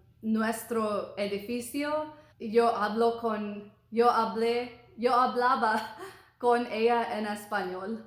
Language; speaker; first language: Spanish; non-native, learner; English